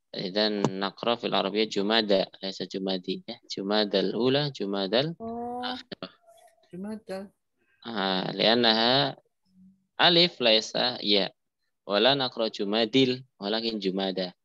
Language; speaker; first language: Arabic; non-native, fluent; Indonesian